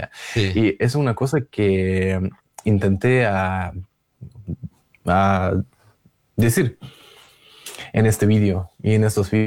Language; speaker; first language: Spanish; non-native, learner; Russian